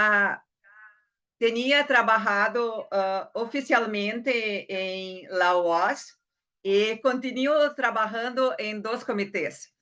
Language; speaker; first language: Spanish; non-native, learner; Portuguese